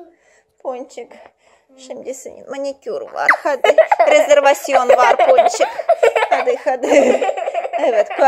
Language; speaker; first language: Turkish; non-native, learner; Russian